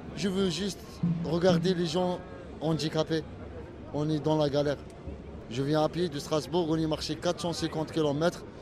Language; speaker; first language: French; non-native, local second language; Arabic